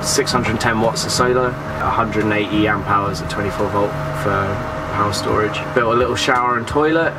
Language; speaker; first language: English; native; English